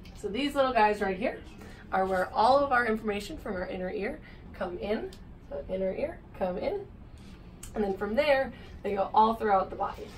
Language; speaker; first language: English; native; English